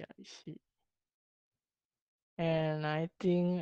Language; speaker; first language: English; non-native, learner; Indonesian